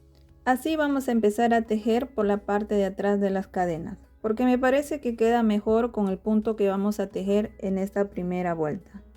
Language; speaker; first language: Spanish; native; Spanish